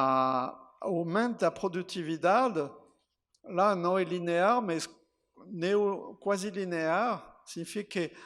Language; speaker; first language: Portuguese; non-native, fluent; French